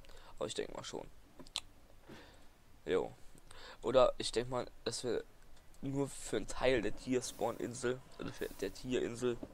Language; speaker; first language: German; native; German